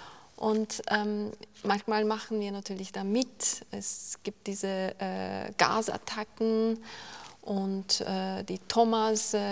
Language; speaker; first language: German; non-native, fluent; Turkish